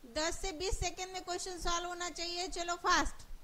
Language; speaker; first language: Hindi; non-native, local second language; Marathi